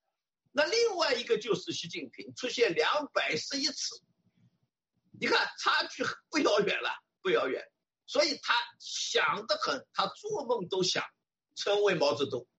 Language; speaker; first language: Chinese; native; Chinese